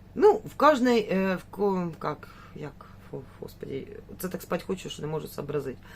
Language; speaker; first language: Ukrainian; native; Ukrainian